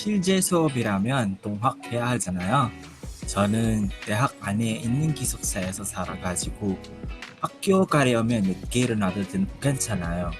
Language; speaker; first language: Korean; non-native, learner; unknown